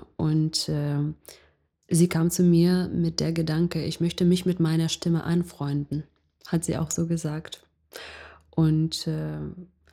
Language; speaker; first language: German; non-native, fluent; Ukrainian